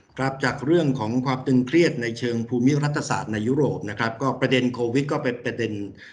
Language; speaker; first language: Thai; native; Thai